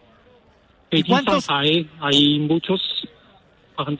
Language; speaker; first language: Spanish; non-native, learner; Chinese